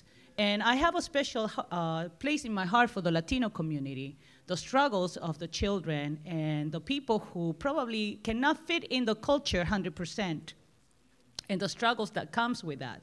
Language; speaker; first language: English; non-native, fluent; Spanish